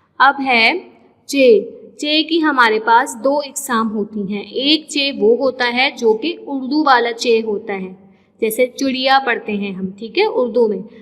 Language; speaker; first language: Urdu; non-native, local second language; Sindhi